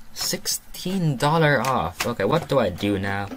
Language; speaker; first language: English; native; English